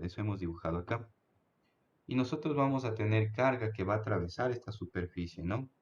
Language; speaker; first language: Spanish; native; Spanish